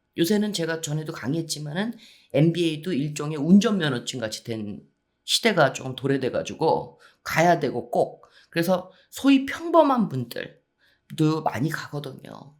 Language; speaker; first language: Korean; early bilingual, heritage; Korean